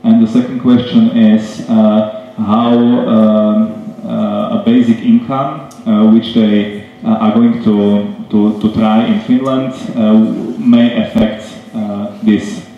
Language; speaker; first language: English; non-native, fluent; Slovak